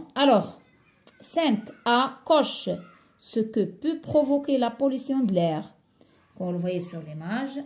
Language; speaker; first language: French; non-native, local second language; Arabic